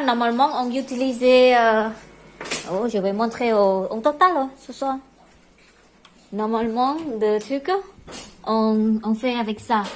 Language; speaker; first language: French; non-native, local second language; Khmer